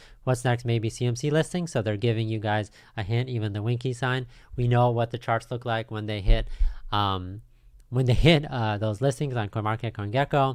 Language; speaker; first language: English; native; English